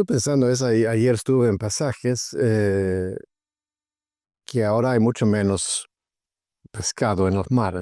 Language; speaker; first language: Spanish; non-native, fluent; Swedish